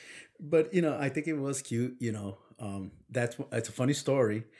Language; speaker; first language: English; early bilingual, other home language; Spanish